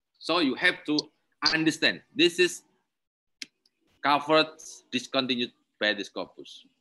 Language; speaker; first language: English; non-native, learner; Indonesian